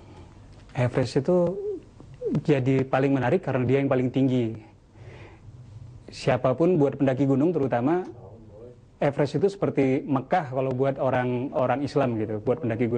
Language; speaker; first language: Indonesian; native; Indonesian